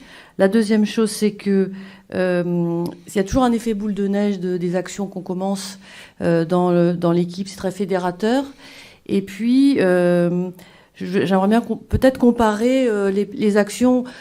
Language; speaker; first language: French; native; French